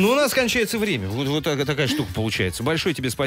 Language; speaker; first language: Russian; native; Russian